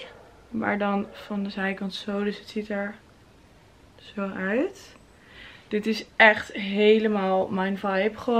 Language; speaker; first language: Dutch; native; Dutch